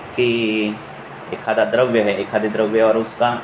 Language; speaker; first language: Hindi; non-native, local second language; Marathi